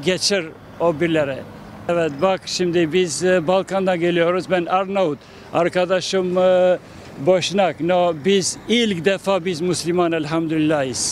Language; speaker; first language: Turkish; non-native, fluent; Albanian